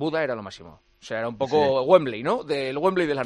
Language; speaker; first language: Spanish; native; Spanish